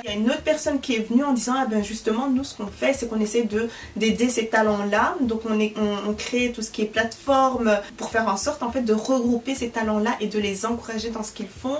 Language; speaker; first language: French; early bilingual, other home language; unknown